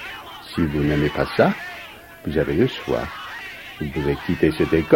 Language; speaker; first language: French; non-native, fluent; English